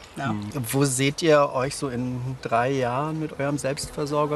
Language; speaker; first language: German; native; German